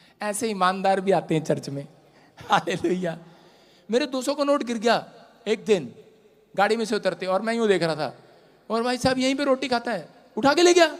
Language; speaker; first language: Hindi; non-native, local second language; Punjabi